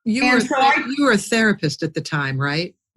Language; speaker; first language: English; native; English